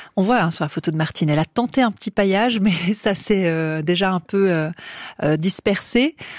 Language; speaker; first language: French; native; French